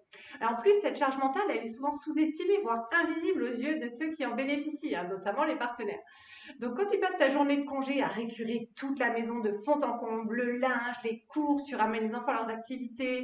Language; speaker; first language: French; native; French